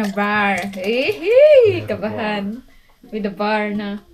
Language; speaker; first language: English; non-native, local second language; Filipino